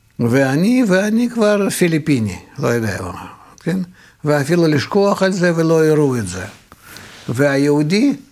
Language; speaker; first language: Hebrew; non-native, fluent; Russian